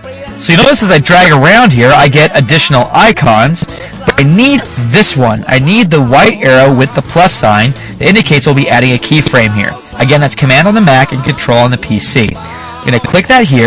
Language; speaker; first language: English; native; English